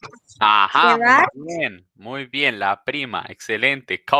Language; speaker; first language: Spanish; native; Spanish